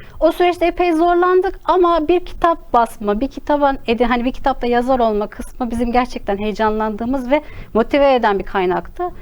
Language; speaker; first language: Turkish; native; Turkish